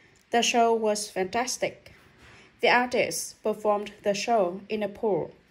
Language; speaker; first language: English; non-native, fluent; Vietnamese